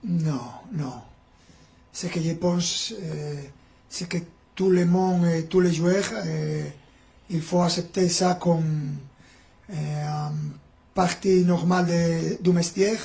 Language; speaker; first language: French; non-native, fluent; Spanish